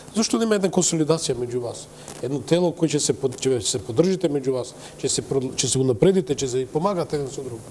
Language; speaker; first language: Macedonian; native; Macedonian